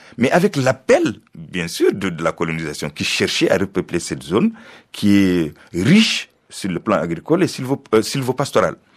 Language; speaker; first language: French; non-native, local second language; Fula